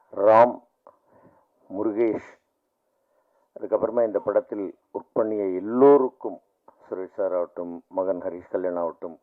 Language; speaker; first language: Tamil; native; Tamil